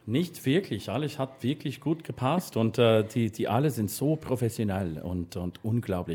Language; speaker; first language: German; non-native, learner; English